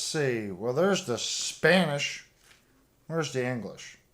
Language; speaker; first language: English; native; English